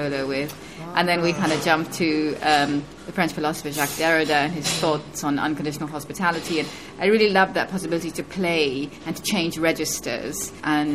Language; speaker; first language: English; native; English